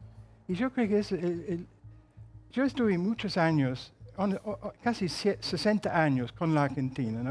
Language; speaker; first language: Spanish; non-native, fluent; English